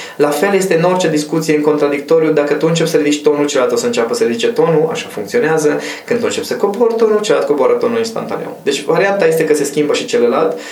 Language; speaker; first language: Romanian; non-native, local second language; Hungarian